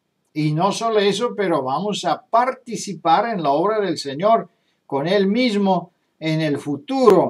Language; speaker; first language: Spanish; non-native, fluent; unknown